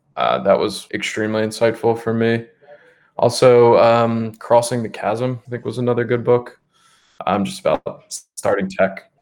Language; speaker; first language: English; native; English